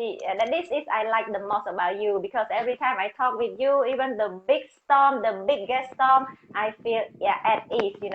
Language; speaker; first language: English; non-native, fluent; Khmer